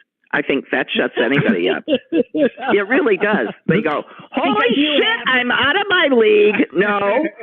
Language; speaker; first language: English; native; English